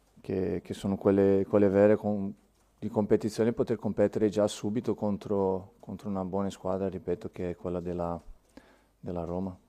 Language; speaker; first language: Italian; non-native, fluent; Portuguese